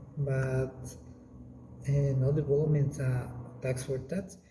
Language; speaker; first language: English; non-native, learner; Spanish